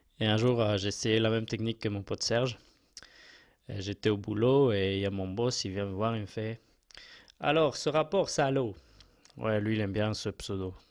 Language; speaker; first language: French; non-native, fluent; Spanish